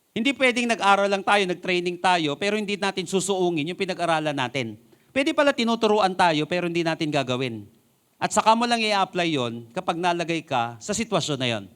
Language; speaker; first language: Filipino; non-native, local second language; Iloko